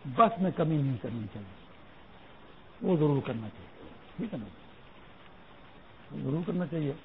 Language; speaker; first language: Urdu; non-native, local second language; Pashto